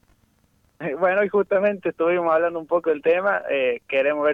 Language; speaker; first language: Spanish; native; Spanish